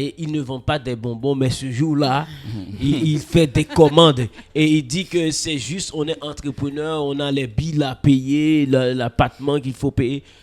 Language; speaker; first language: French; non-native, local second language; Haitian Creole